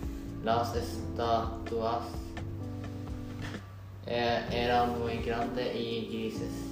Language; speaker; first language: Spanish; non-native, learner; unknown